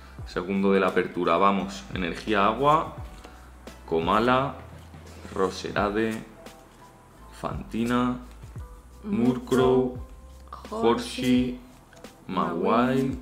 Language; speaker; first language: Spanish; native; Spanish